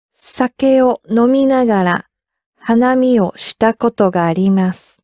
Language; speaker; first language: Japanese; non-native, learner; English